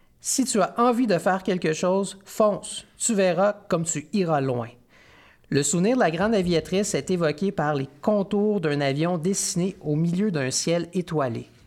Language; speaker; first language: French; native; French